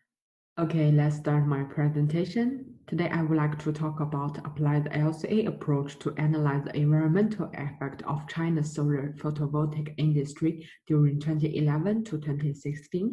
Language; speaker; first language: English; non-native, fluent; Chinese